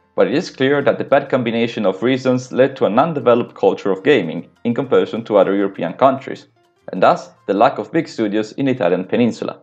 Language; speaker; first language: English; non-native, fluent; Italian